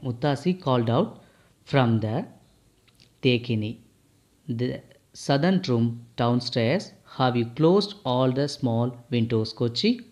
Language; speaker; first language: English; non-native, local second language; Tamil